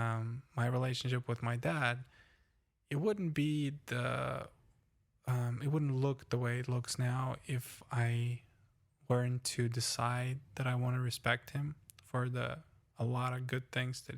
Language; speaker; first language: English; non-native, fluent; Ukrainian